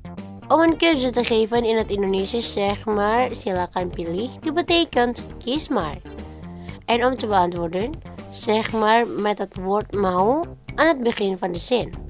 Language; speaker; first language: Dutch; non-native, learner; Indonesian